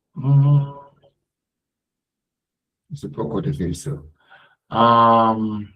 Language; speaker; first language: Portuguese; non-native, learner; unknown